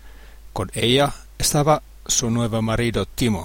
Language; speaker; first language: Spanish; non-native, learner; Finnish